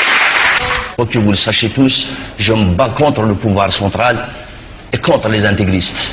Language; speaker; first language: French; non-native, local second language; Kabyle